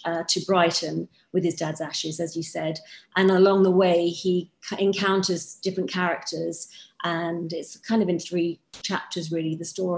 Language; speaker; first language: English; native; English